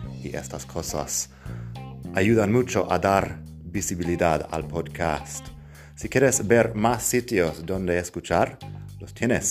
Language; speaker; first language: Spanish; non-native, fluent; English